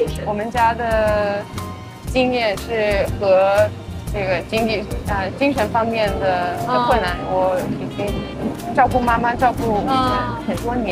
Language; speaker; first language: Chinese; early bilingual, heritage; Chinese